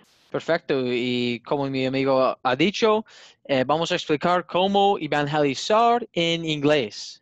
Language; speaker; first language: Spanish; non-native, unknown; English